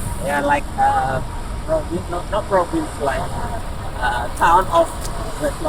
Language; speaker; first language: English; non-native, learner; Indonesian